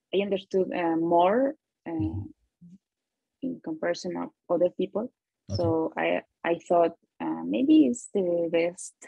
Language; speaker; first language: English; non-native, learner; Spanish